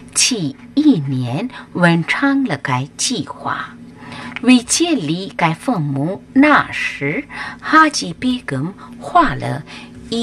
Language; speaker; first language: Chinese; non-native, fluent; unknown